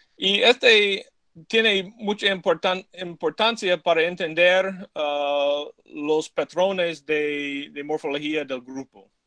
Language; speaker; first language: Spanish; non-native, fluent; English